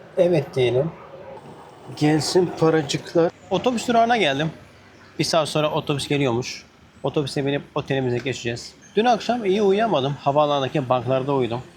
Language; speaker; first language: Turkish; native; Turkish